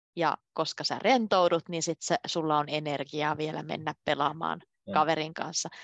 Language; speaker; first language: Finnish; native; Finnish